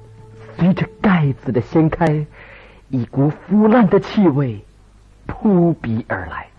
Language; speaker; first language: Chinese; native; Chinese